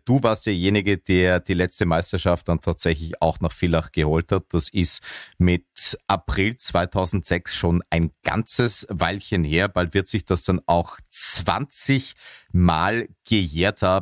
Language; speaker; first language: German; native; German